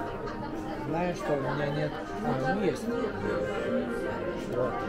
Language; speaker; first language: Russian; non-native, learner; Romanian